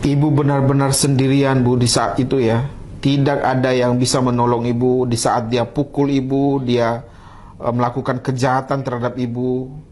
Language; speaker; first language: Indonesian; native; Indonesian